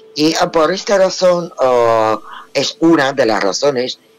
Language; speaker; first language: Spanish; non-native, fluent; Russian